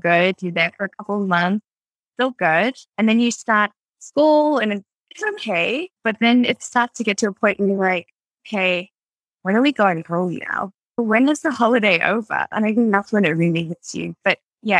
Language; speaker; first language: English; native; English